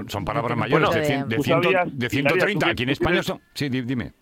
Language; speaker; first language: Spanish; native; Spanish